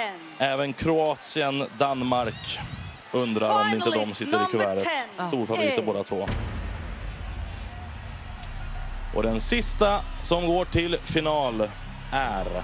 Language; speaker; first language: Swedish; native; Swedish